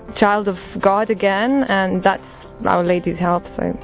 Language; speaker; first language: English; non-native, fluent; Lithuanian